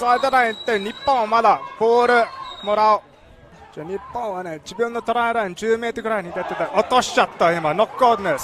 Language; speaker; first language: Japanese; non-native, learner; English